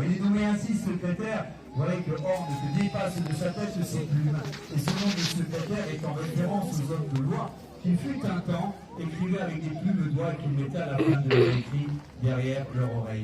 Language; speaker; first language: French; native; French